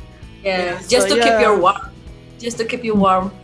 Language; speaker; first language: English; non-native, learner; Indonesian